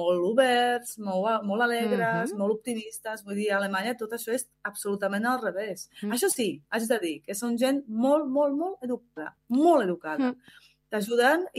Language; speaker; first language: Catalan; non-native, fluent; Slovak